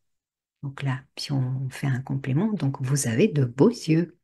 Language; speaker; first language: French; non-native, fluent; Russian